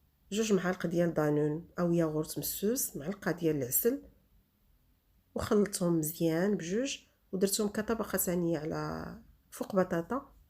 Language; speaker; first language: Arabic; native; Arabic